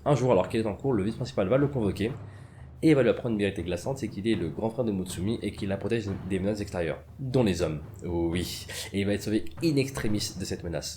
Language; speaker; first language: French; native; French